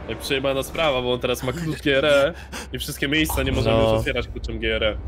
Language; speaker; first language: Polish; native; Polish